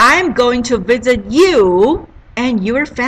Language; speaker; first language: English; non-native, learner; Chinese